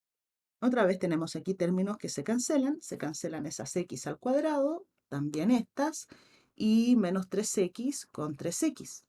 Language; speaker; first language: Spanish; native; Spanish